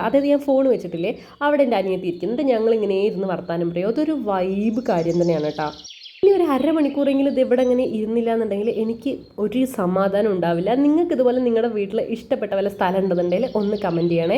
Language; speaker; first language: Malayalam; native; Malayalam